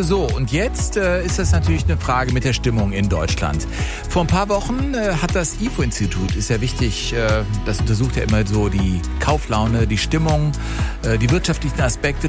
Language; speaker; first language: German; native; German